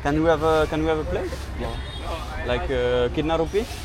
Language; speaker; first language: English; non-native, learner; French